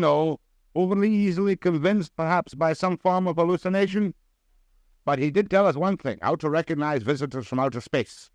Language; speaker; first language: English; native; English